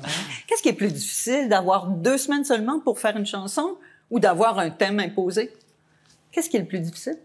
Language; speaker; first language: French; native; French